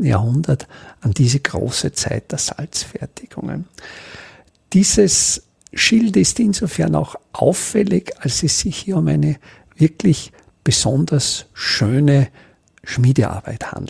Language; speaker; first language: German; native; German